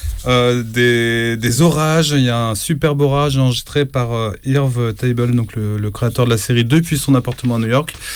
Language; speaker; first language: French; native; French